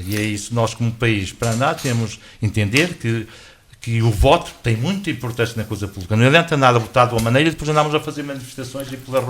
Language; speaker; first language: Portuguese; native; Portuguese